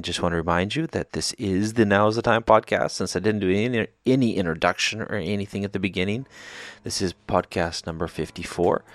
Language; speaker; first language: English; native; English